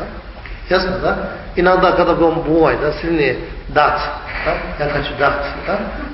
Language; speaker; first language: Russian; non-native, learner; Tibetan